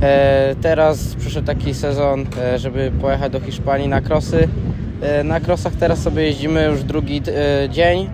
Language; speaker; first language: Polish; native; Polish